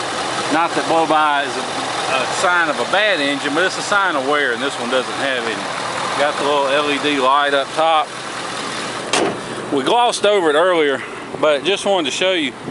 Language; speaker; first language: English; native; English